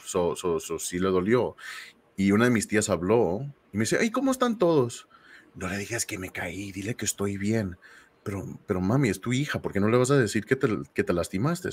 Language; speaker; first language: Spanish; early bilingual, heritage; Spanish